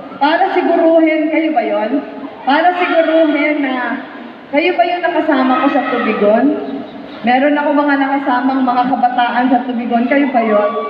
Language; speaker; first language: Filipino; non-native, local second language; Bikol